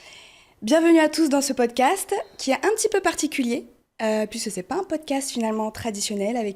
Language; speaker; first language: French; early bilingual, other home language; Portuguese